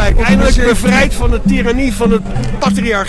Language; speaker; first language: Dutch; native; Dutch